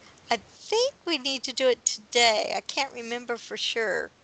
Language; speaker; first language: English; native; English